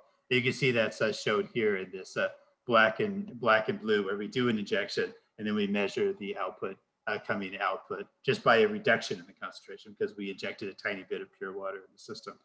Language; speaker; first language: English; native; English